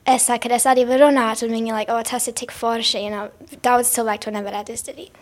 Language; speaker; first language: Latvian; early bilingual, heritage; English